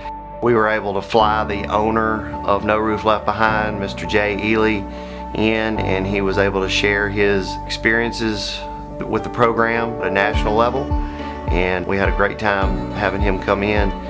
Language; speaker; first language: English; native; English